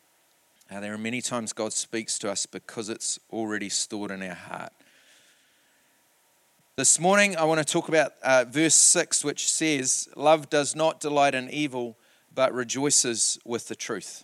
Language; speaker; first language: English; native; English